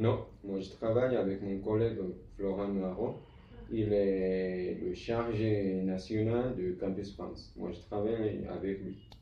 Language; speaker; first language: French; non-native, fluent; Spanish